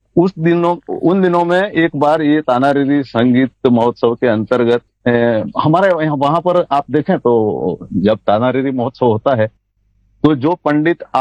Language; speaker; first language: Hindi; non-native, local second language; Gujarati